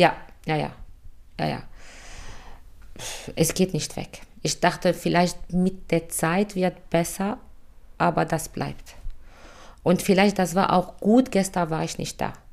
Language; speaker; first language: German; non-native, fluent; Arabic